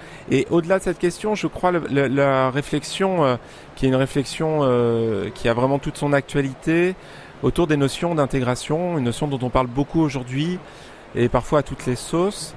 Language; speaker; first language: French; native; French